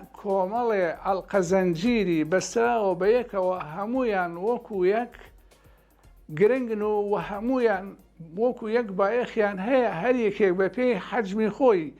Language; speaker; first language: Central Kurdish; non-native, local second language; Gurani